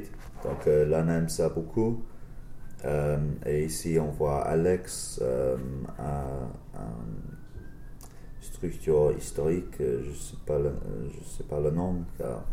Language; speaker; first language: French; non-native, learner; English